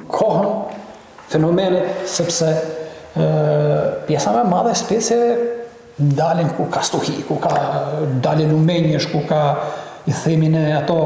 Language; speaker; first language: Albanian; native; Albanian